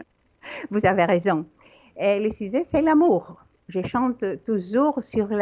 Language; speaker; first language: French; non-native, learner; Greek